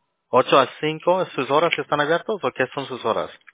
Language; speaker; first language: Spanish; early bilingual, heritage; Spanish